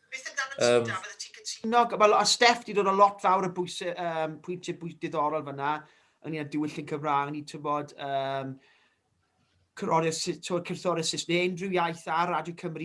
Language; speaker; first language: Welsh; native; Welsh